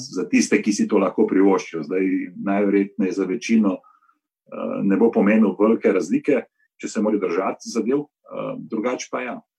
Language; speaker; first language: Slovenian; native; Slovenian